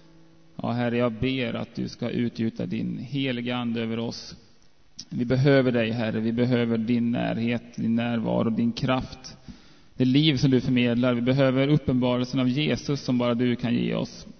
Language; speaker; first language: Swedish; native; Swedish